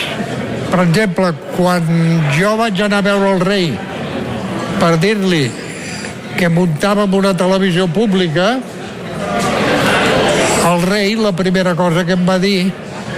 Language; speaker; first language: Catalan; native; Catalan